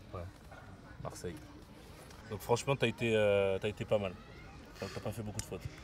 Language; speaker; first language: French; native; French